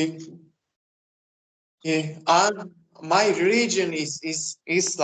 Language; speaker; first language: English; non-native, learner; Turkish